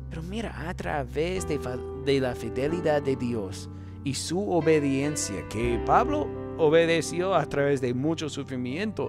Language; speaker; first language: Spanish; non-native, fluent; English